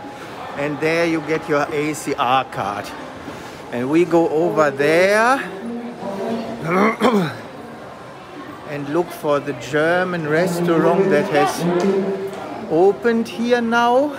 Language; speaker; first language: English; non-native, fluent; German